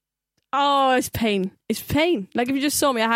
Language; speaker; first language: English; native; English